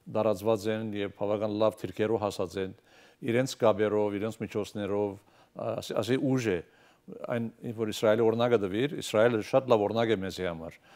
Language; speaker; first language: Armenian; early bilingual, heritage; Armenian